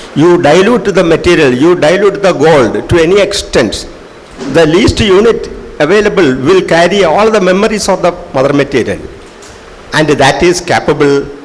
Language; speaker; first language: English; non-native, local second language; Malayalam